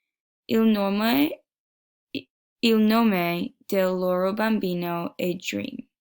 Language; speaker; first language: Italian; non-native, learner; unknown